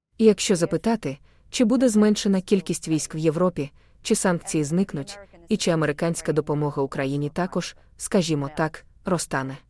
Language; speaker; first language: Ukrainian; native; Ukrainian